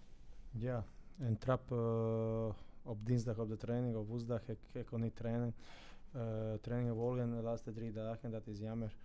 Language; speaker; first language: Dutch; non-native, fluent; Croatian